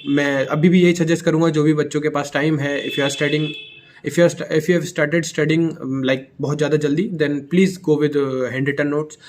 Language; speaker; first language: Hindi; native; Hindi